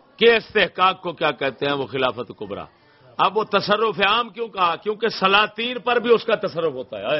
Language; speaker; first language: Urdu; non-native, local second language; Punjabi